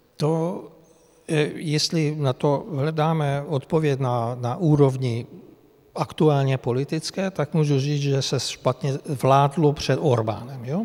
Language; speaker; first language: Czech; non-native, fluent; Hungarian